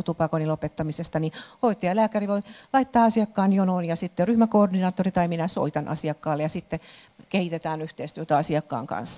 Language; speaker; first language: Finnish; native; Finnish